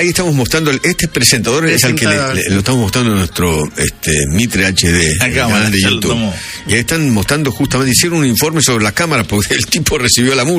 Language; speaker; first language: Spanish; native; Spanish